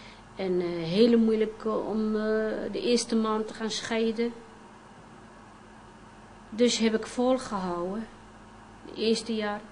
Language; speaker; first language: Dutch; non-native, fluent; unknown